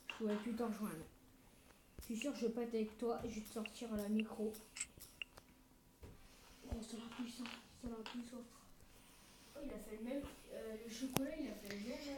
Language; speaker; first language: French; native; French